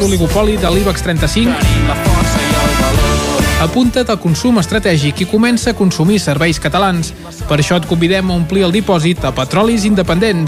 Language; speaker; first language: Catalan; native; Catalan